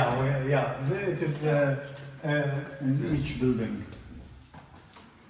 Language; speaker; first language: English; non-native, fluent; Arabic